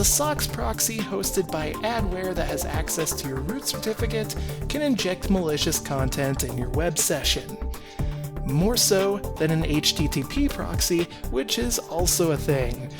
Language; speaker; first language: English; native; English